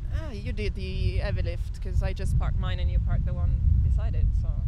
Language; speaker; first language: English; non-native, fluent; Italian